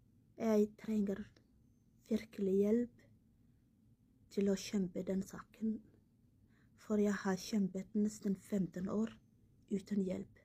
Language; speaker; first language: Norwegian; non-native, learner; Somali